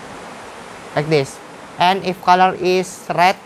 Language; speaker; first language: English; non-native, learner; Indonesian